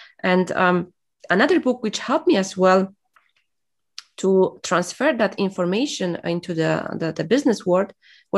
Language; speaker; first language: English; non-native, fluent; Polish